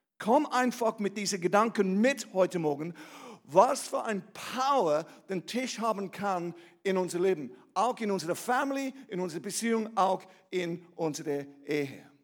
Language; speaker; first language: German; non-native, fluent; English